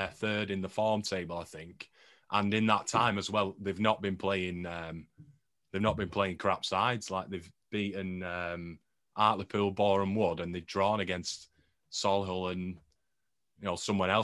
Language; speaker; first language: English; native; English